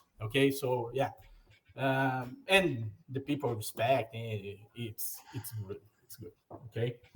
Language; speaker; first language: English; non-native, learner; Portuguese